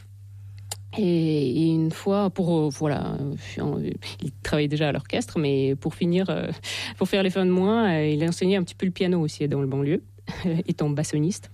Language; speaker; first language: French; non-native, fluent; Russian